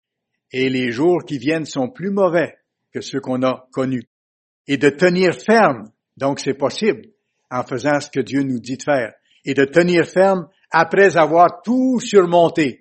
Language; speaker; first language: French; native; French